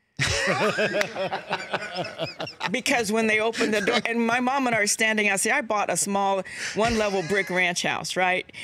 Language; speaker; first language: English; native; English